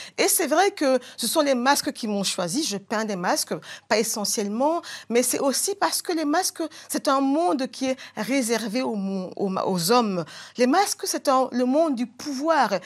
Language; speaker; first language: French; non-native, local second language; Bambara